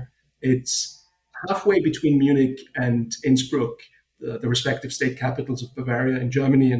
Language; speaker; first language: English; non-native, fluent; German